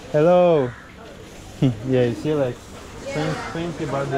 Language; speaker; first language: English; non-native, learner; Russian